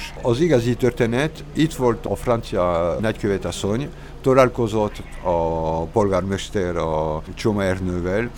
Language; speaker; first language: Hungarian; non-native, learner; French